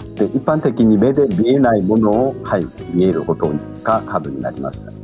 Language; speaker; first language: Japanese; non-native, fluent; Korean